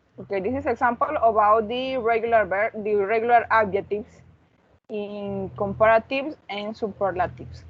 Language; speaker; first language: English; non-native, learner; Spanish